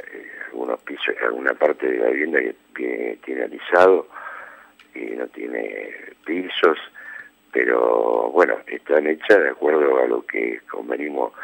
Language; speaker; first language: Spanish; native; Spanish